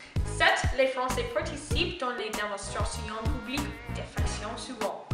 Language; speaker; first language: French; non-native, learner; English